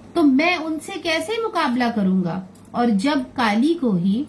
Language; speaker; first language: Hindi; non-native, local second language; Bangla